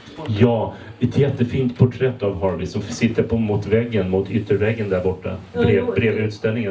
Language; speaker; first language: Swedish; native; Swedish